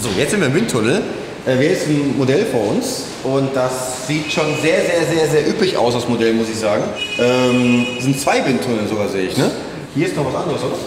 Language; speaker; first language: German; native; German